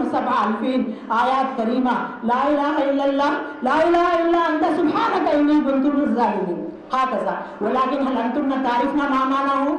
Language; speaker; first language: Arabic; non-native, learner; Urdu